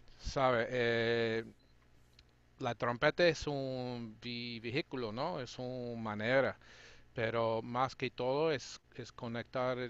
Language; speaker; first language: Spanish; non-native, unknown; English